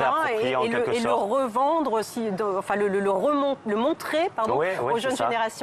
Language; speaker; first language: French; native; French